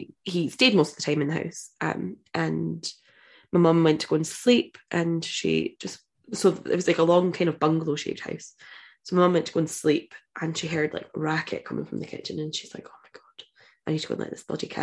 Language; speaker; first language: English; native; English